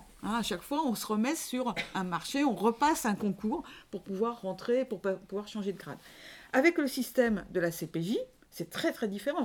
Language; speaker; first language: French; native; French